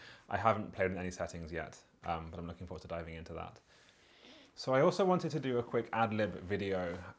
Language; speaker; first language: English; native; English